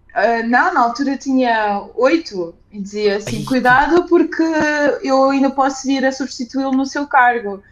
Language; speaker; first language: Portuguese; early bilingual, other home language; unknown